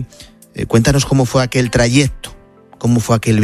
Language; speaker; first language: Spanish; native; Spanish